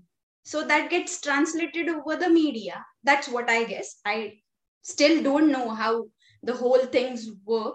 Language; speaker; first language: English; non-native, local second language; Marathi